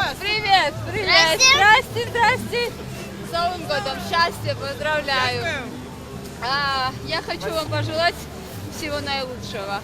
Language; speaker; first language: Russian; non-native, fluent; Georgian